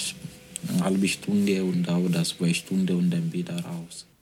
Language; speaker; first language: German; non-native, learner; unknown